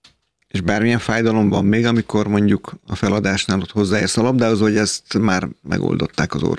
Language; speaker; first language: Hungarian; native; Hungarian